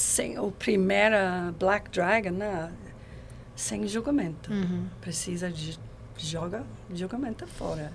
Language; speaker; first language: Portuguese; non-native, fluent; English